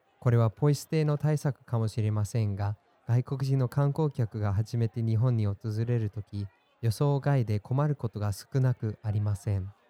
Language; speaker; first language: Japanese; non-native, fluent; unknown